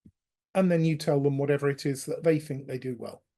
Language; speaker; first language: English; native; English